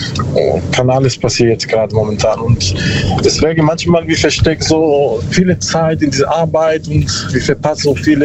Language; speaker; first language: German; non-native, learner; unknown